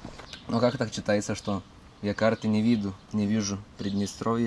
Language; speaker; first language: Russian; non-native, learner; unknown